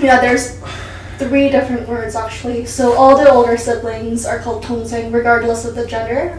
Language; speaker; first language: English; early bilingual, other home language; Korean